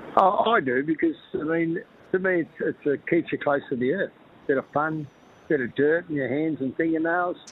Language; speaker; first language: English; native; English